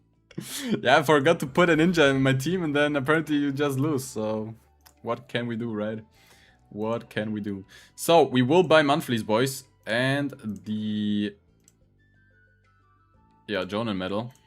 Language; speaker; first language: English; non-native, fluent; German